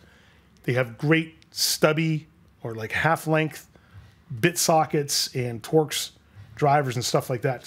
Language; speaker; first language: English; native; English